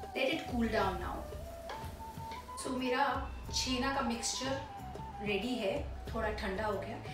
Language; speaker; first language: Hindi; non-native, local second language; Bangla